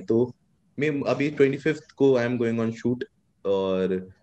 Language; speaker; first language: Hindi; native; Hindi